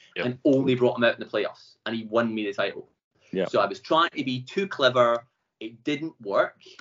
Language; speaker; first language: English; native; English